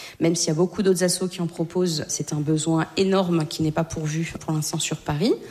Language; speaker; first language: French; native; French